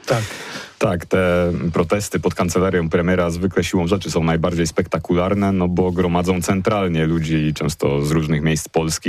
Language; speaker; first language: Polish; native; Polish